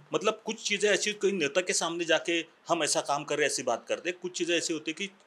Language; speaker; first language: Hindi; non-native, local second language; Marathi